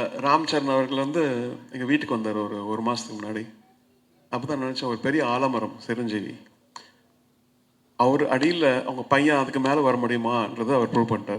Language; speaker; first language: Tamil; native; Tamil